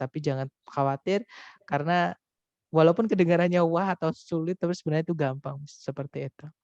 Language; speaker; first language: Indonesian; non-native, local second language; Javanese